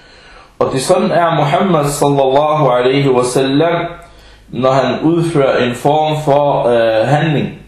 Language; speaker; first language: Danish; early bilingual, other home language; Arabic